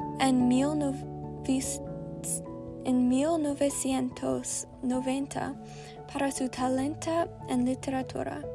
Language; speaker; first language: Spanish; non-native, learner; English